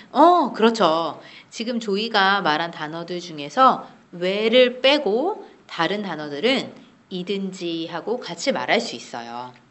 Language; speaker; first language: Korean; native; Korean